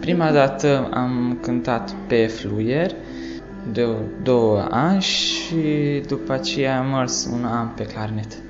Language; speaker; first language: Romanian; early bilingual, heritage; Romanian